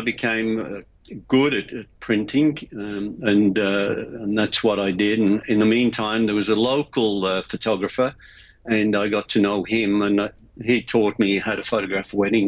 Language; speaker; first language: English; native; English